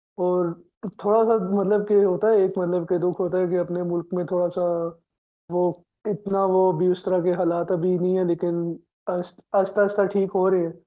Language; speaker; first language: Urdu; non-native, local second language; Punjabi